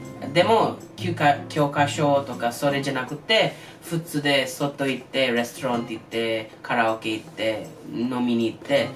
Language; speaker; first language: Japanese; non-native, learner; English